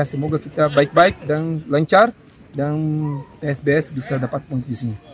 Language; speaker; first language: Indonesian; non-native, fluent; Portuguese